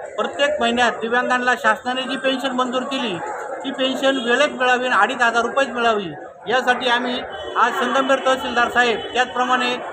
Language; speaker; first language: Marathi; native; Marathi